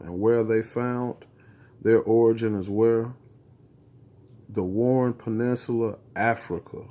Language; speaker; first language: English; native; English